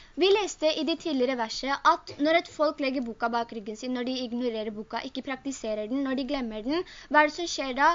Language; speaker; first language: Norwegian; early bilingual, other home language; Urdu